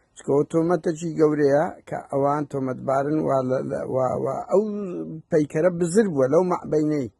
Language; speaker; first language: Central Kurdish; native; Central Kurdish